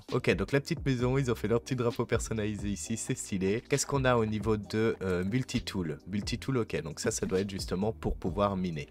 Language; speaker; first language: French; native; French